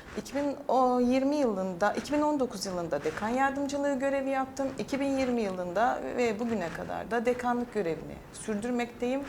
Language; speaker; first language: Turkish; native; Turkish